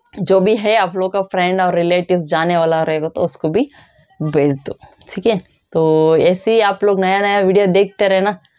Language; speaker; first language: Hindi; non-native, local second language; Kannada